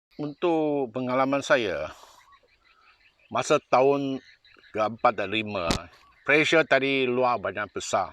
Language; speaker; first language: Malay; non-native, local second language; Chinese